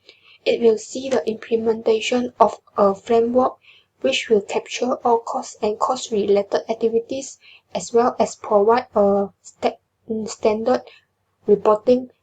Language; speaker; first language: English; non-native, learner; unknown